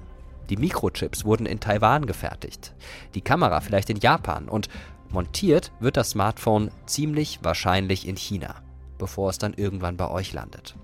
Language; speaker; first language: German; native; German